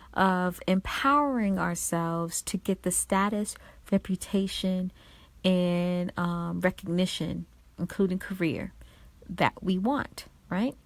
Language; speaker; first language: English; native; English